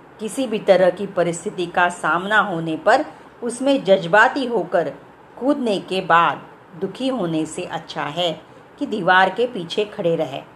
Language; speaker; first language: Hindi; non-native, local second language; Marathi